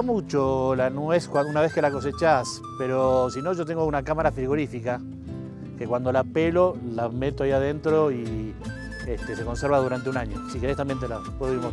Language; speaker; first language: Spanish; native; Spanish